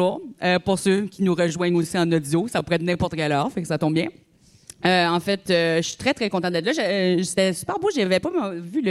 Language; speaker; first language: French; native; French